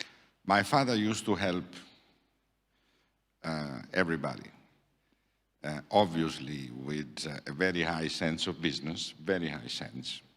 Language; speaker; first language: English; non-native, fluent; Italian